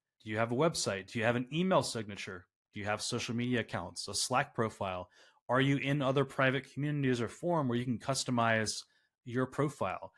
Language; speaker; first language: English; native; English